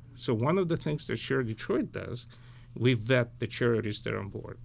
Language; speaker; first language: English; early bilingual, other home language; Ukrainian